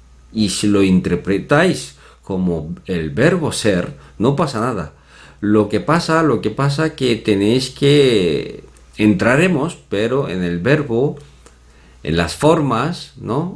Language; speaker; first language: Spanish; non-native, fluent; Korean